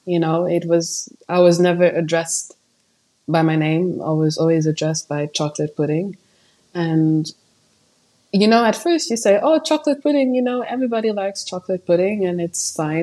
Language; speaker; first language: English; non-native, fluent; Upper Guinea Crioulo